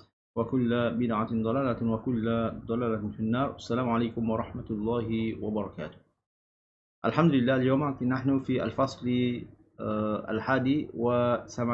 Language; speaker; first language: Arabic; non-native, fluent; Malay